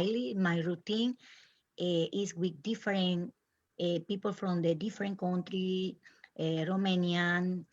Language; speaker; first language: English; non-native, learner; Spanish